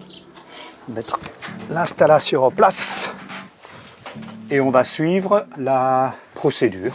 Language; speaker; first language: French; native; French